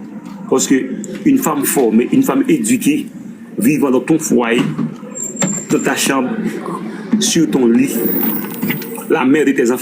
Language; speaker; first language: French; non-native, local second language; Haitian Creole